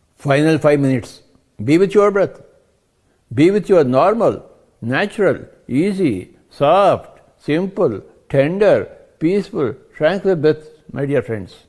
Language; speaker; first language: English; non-native, local second language; Telugu